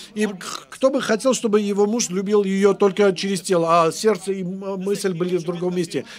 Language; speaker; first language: Russian; non-native, local second language; Armenian